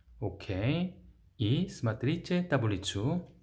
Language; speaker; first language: Russian; non-native, learner; Korean